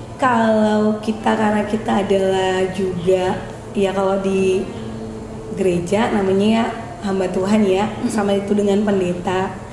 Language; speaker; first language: Indonesian; native; Indonesian